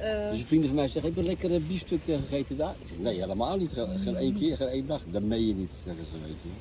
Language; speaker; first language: Dutch; native; Dutch